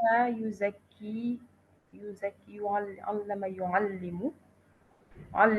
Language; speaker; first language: Arabic; non-native, learner; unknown